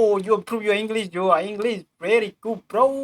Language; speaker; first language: English; non-native, learner; Lao